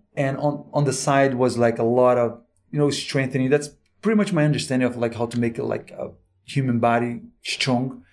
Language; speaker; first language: English; non-native, fluent; Portuguese